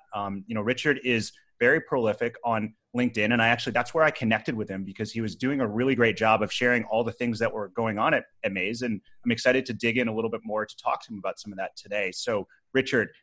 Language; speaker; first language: English; native; English